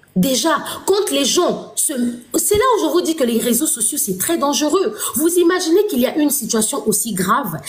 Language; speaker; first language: French; non-native, local second language; Lingala